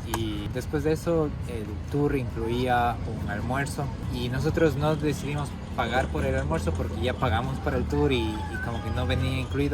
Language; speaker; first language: Spanish; native; Spanish